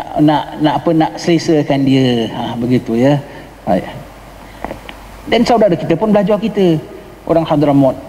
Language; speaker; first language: Malay; native; Malay